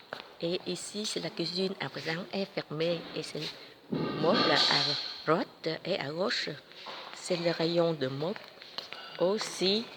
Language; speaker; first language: French; non-native, learner; Vietnamese